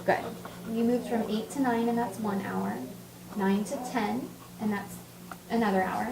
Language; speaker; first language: English; native; English